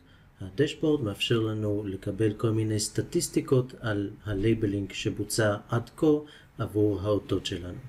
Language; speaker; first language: Hebrew; native; Hebrew